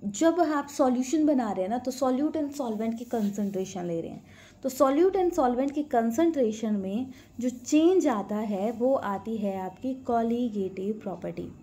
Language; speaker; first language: Hindi; native; Hindi